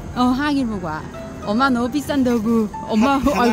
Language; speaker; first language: Korean; non-native, learner; Vietnamese